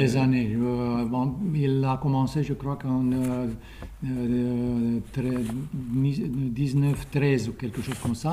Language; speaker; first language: French; non-native, fluent; Romanian